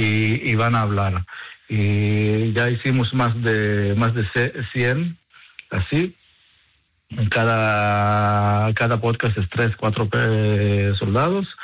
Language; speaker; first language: Spanish; non-native, learner; Hebrew